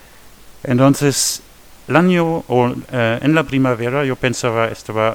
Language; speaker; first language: Spanish; non-native, learner; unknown